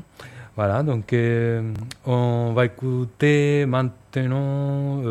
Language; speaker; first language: French; non-native, fluent; Spanish